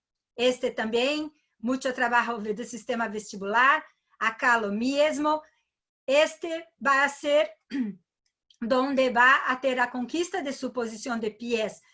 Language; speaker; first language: Spanish; non-native, learner; Portuguese